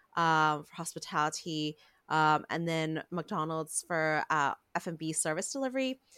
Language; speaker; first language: English; non-native, local second language; Cantonese